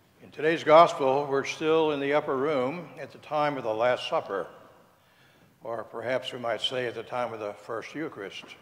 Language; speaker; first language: English; native; English